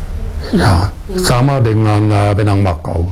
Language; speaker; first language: Indonesian; non-native, fluent; German